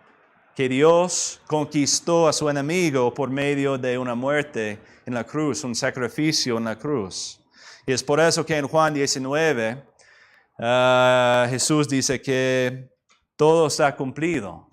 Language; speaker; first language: Spanish; non-native, fluent; English